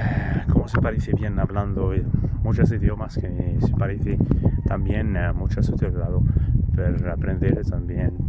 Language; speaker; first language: Spanish; non-native, learner; Arabic